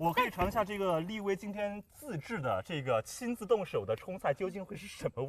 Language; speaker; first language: Chinese; native; Chinese